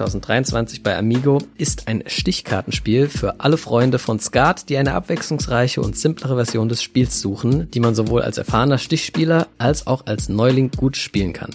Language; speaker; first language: German; native; German